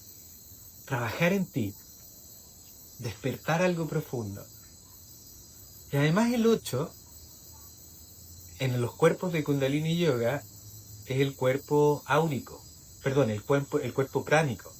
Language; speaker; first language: Spanish; native; Spanish